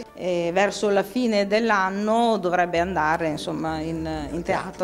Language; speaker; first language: Italian; native; Italian